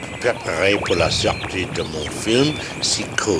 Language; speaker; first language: French; non-native, learner; English